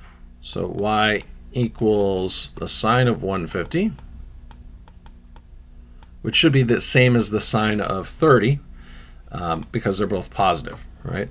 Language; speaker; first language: English; native; English